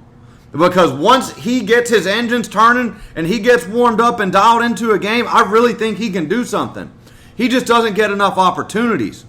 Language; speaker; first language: English; native; English